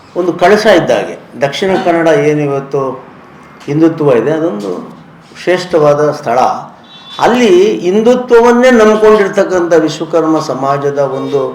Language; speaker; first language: Kannada; native; Kannada